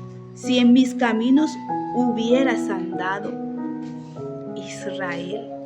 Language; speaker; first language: Spanish; native; Spanish